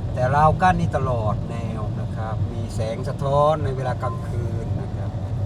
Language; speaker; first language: Thai; native; Thai